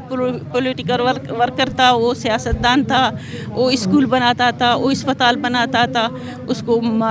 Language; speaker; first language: Hindi; non-native, local second language; Baluchi